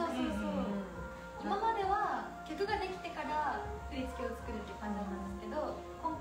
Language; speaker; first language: Japanese; native; Japanese